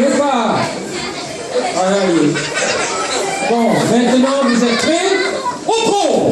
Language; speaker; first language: French; native; French